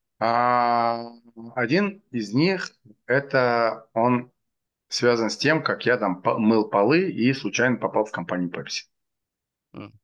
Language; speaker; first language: Russian; non-native, local second language; Tajik